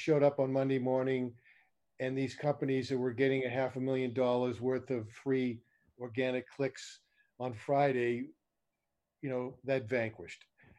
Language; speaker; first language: English; native; English